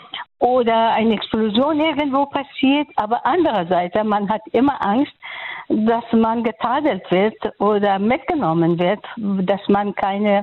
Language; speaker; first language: German; non-native, fluent; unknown